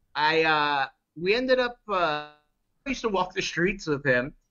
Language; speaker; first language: English; native; English